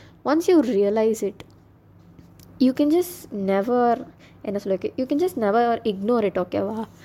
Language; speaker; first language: English; non-native, local second language; Tamil